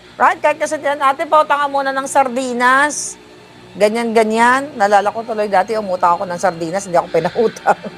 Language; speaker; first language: Filipino; non-native, local second language; Cebuano